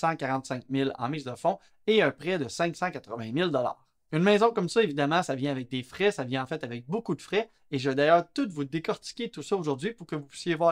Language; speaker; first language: French; native; French